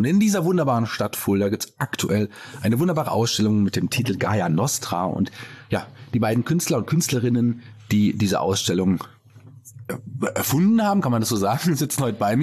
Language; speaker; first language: German; native; German